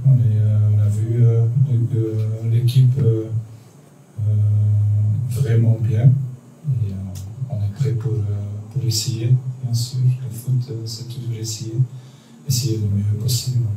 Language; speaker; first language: French; non-native, local second language; Dutch